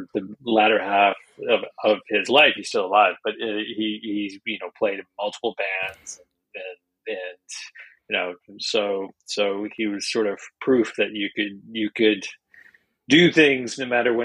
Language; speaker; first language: English; native; English